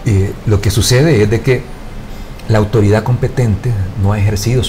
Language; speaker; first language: Spanish; native; Spanish